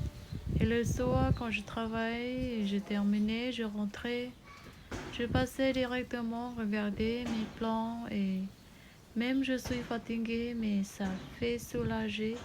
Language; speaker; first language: French; non-native, learner; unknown